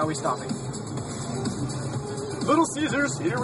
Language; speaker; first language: English; native; English